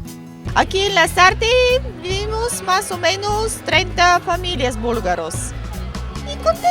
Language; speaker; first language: Spanish; non-native, learner; Bulgarian